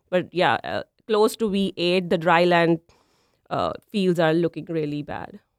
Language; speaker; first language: English; non-native, local second language; Punjabi